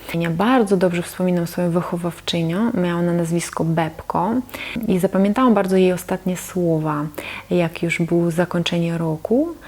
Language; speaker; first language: Polish; non-native, fluent; Russian